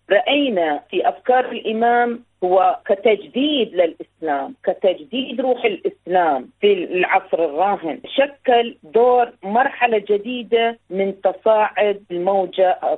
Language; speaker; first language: Arabic; native; Arabic